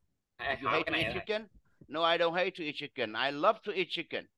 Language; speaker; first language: English; non-native, fluent; Vietnamese